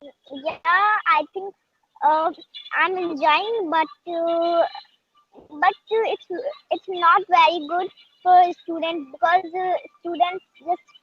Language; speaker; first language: English; non-native, learner; Hindi